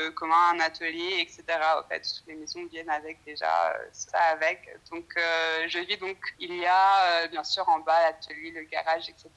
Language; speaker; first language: French; native; French